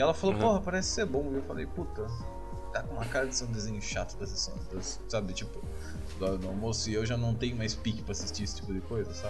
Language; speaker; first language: Portuguese; native; Portuguese